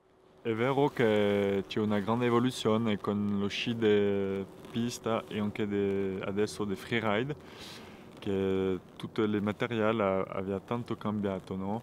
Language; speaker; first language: Italian; non-native, fluent; French